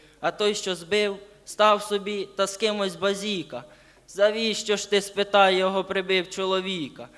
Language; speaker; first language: Ukrainian; native; Ukrainian